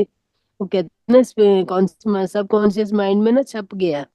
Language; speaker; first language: Hindi; native; Hindi